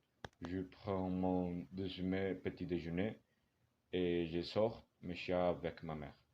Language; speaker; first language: French; non-native, learner; Spanish